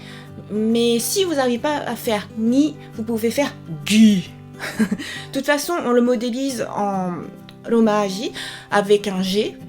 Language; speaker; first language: French; native; French